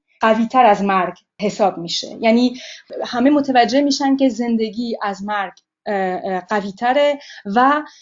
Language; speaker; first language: Persian; early bilingual, heritage; Persian